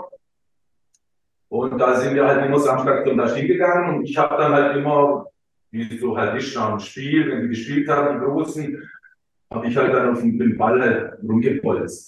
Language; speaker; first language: German; early bilingual, other home language; Croatian